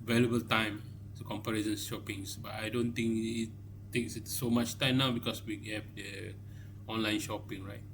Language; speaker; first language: English; non-native, local second language; Malay